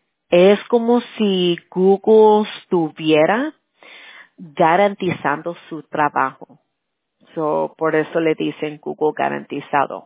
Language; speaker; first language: Spanish; early bilingual, heritage; Spanish